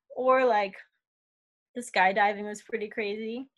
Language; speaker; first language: English; native; English